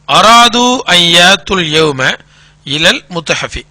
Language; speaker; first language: Arabic; non-native, fluent; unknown